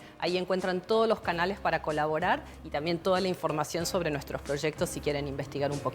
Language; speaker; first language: Spanish; native; Spanish